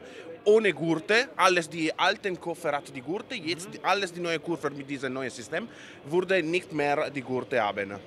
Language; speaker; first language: German; non-native, learner; Italian